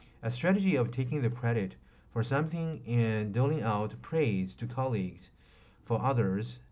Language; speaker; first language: English; non-native, fluent; Chinese